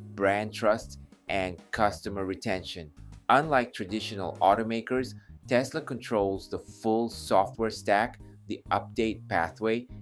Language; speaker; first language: English; non-native, fluent; Japanese